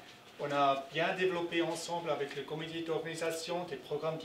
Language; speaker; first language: French; non-native, local second language; German